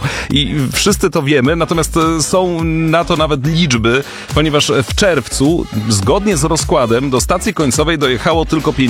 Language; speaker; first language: Polish; native; Polish